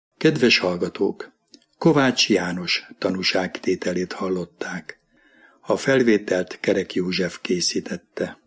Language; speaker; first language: Hungarian; native; Hungarian